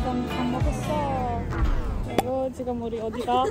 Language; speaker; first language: Korean; non-native, learner; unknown